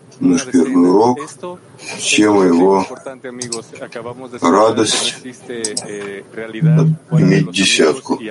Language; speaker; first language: Russian; non-native, fluent; Spanish